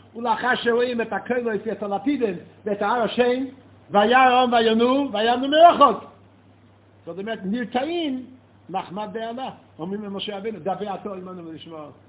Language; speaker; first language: Hebrew; non-native, fluent; English